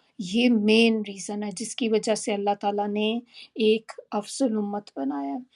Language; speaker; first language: Urdu; native; Urdu